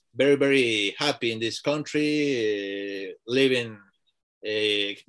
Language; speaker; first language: English; non-native, learner; Spanish